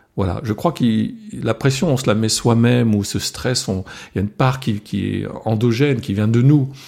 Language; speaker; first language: French; non-native, local second language; Swiss German